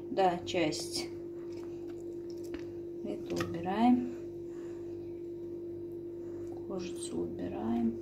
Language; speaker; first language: Russian; non-native, fluent; Turkmen